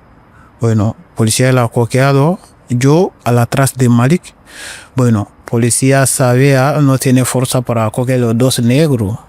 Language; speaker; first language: Spanish; non-native, learner; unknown